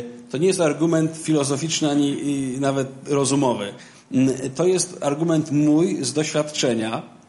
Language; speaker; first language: Polish; native; Polish